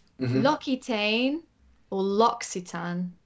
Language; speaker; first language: French; non-native, fluent; English